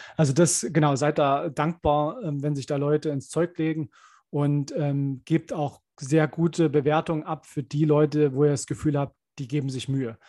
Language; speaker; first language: German; native; German